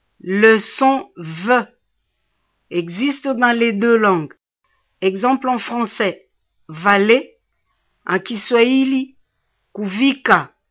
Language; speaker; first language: French; non-native, local second language; Swahili